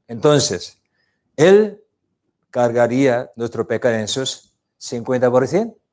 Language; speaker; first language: Spanish; non-native, learner; Korean